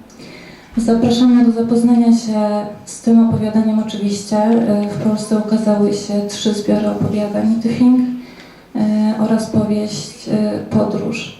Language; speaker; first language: Polish; native; Polish